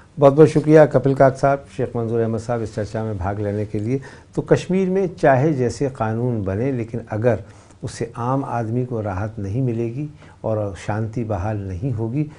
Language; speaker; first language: Hindi; native; Hindi